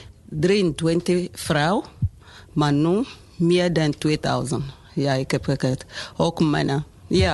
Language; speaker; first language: Dutch; non-native, learner; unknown